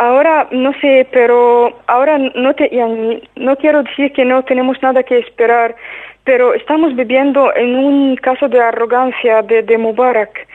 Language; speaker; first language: Spanish; non-native, fluent; Arabic